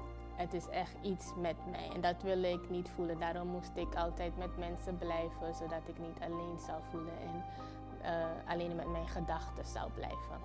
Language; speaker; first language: Dutch; non-native, fluent; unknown